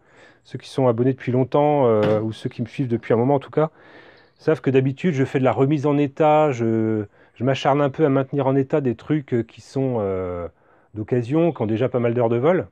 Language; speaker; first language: French; native; French